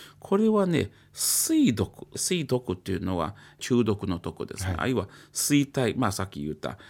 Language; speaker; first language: Japanese; native; Japanese